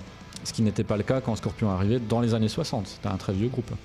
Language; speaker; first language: French; native; French